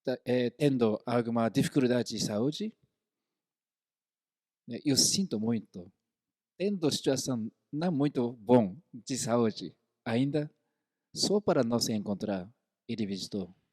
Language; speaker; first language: Portuguese; non-native, fluent; Korean